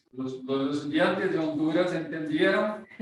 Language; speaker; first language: Spanish; non-native, learner; Portuguese